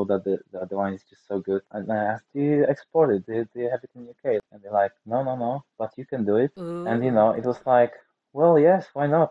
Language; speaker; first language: English; non-native, fluent; Polish